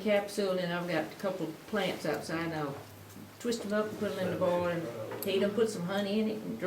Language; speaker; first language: English; native; English